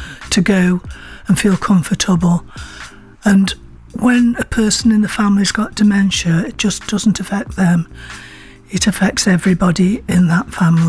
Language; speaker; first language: English; native; English